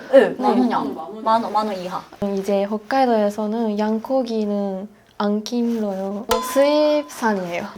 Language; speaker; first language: Korean; non-native, fluent; Japanese